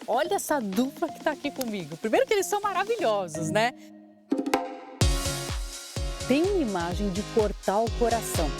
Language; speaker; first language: Portuguese; native; Portuguese